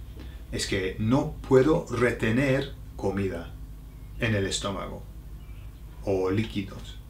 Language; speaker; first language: Spanish; non-native, fluent; English